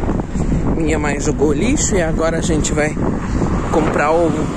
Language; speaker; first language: Portuguese; non-native, learner; Ukrainian